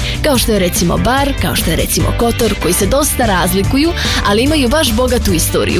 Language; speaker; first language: Serbian; native; Serbian